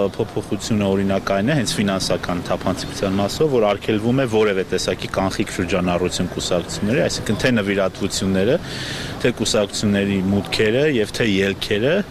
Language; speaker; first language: Armenian; native; Armenian